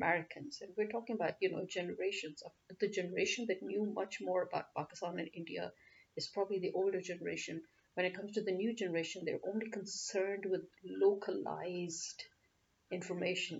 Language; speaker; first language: English; non-native, local second language; Urdu